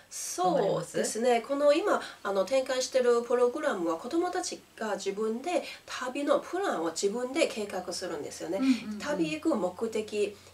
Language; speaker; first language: Japanese; non-native, fluent; Chinese